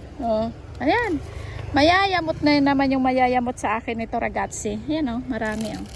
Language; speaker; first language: Filipino; native; Filipino